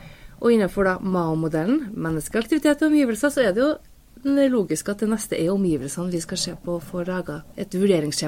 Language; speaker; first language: Norwegian; native; Norwegian